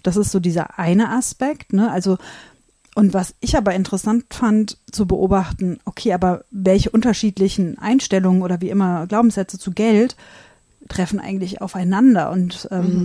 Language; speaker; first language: German; native; German